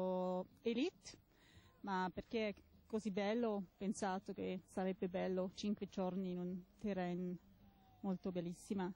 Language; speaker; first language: Italian; non-native, learner; German